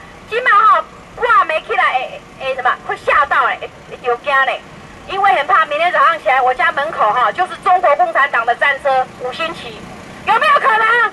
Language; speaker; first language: Chinese; non-native, local second language; Min Nan Chinese